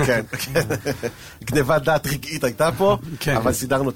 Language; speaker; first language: Hebrew; native; Hebrew